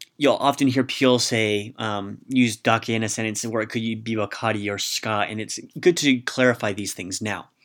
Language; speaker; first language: English; native; English